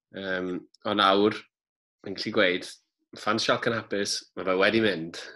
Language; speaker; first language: Welsh; native; Welsh